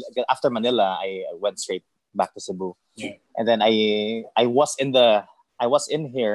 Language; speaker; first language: English; non-native, local second language; Cebuano